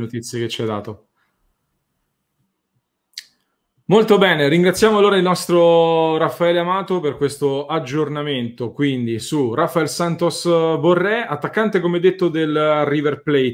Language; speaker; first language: Italian; native; Italian